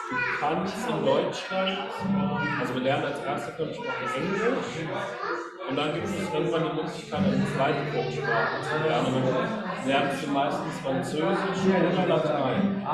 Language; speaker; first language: German; early bilingual, other home language; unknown